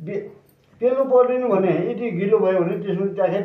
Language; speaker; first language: Nepali; non-native, local second language; Newari